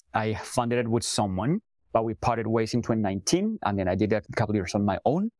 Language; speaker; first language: English; non-native, fluent; Spanish